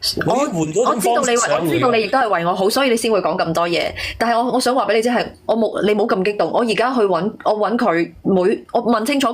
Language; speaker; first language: Cantonese; native; Cantonese